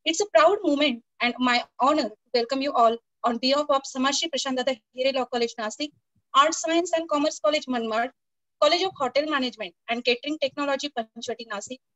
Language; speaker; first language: English; non-native, local second language; Marathi